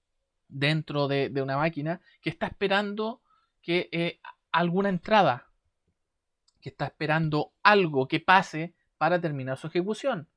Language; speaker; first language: Spanish; native; Spanish